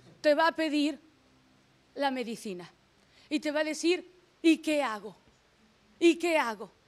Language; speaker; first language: Spanish; native; Spanish